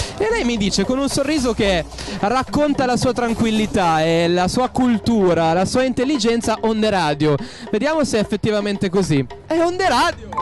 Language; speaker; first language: Italian; native; Italian